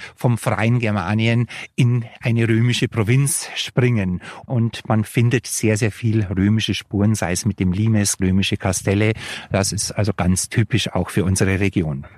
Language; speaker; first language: German; native; German